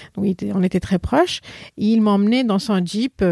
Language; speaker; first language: French; non-native, fluent; Assamese